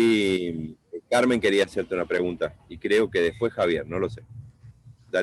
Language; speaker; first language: Spanish; native; Spanish